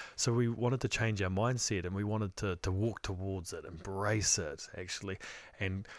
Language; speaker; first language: English; native; English